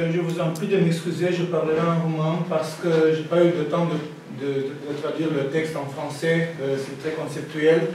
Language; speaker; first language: French; non-native, fluent; Romanian